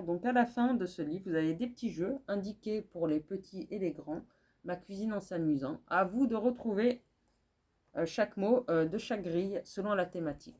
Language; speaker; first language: French; native; French